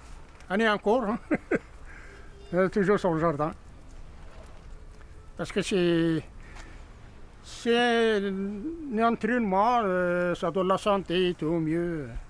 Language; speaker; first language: French; non-native, learner; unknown